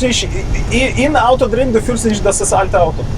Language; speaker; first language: German; non-native, learner; Russian